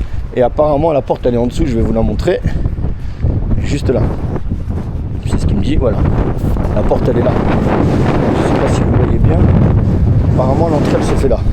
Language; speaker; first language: French; native; French